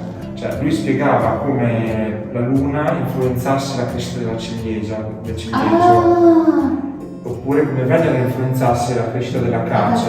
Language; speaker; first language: Italian; native; Italian